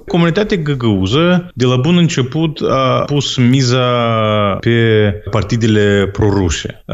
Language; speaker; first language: Romanian; non-native, local second language; Gagauz